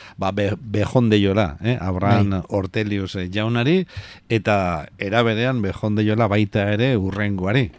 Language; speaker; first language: Basque; native; Basque